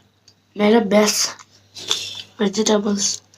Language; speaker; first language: Hindi; non-native, local second language; Tibetan